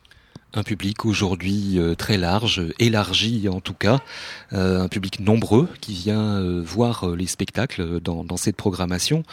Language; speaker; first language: French; native; French